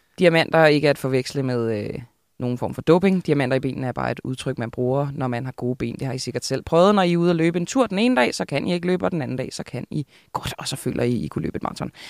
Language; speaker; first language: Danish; native; Danish